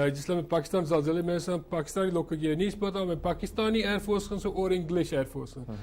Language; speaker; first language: Urdu; early bilingual, heritage; Urdu